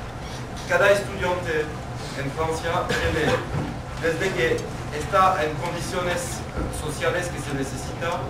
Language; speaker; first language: Spanish; non-native, fluent; French